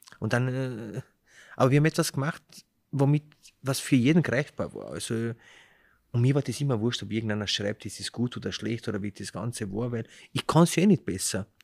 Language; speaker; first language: German; early bilingual, other home language; Slovenian